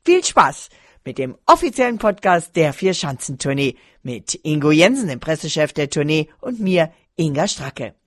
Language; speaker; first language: German; native; German